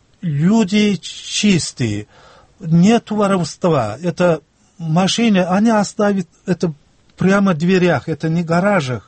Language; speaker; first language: Russian; non-native, local second language; Turkmen